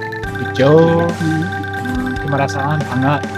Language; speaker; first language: Indonesian; non-native, learner; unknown